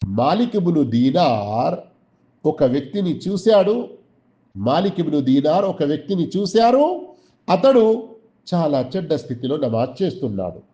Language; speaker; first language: Telugu; non-native, local second language; Urdu